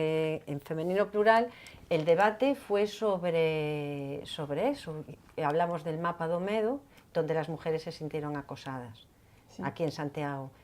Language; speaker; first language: Spanish; native; Spanish